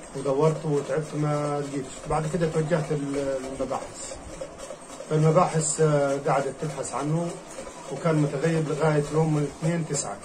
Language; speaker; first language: Egyptian Arabic; native; Egyptian Arabic